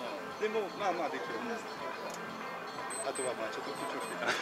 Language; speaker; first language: Japanese; non-native, learner; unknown